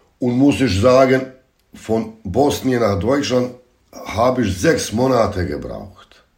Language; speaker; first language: German; non-native, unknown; Bosnian